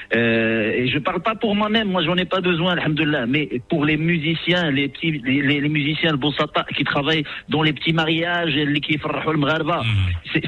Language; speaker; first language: French; non-native, local second language; Arabic